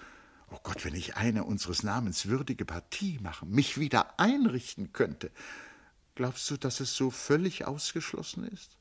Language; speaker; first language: German; native; German